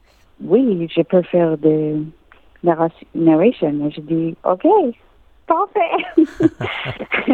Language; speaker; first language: French; non-native, learner; English